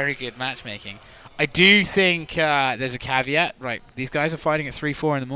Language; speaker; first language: English; native; English